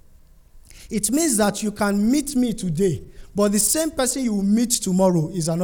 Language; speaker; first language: English; non-native, local second language; Yoruba